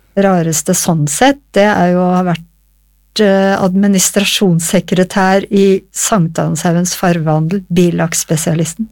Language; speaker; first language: Norwegian; native; Norwegian